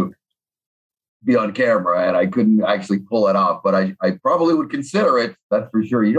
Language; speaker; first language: English; native; English